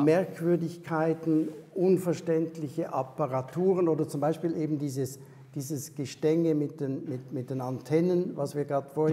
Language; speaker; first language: German; native; German